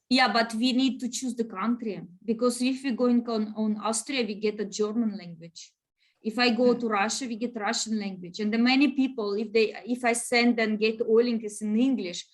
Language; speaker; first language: English; non-native, learner; Russian